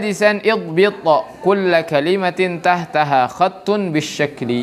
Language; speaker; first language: Arabic; non-native, fluent; Indonesian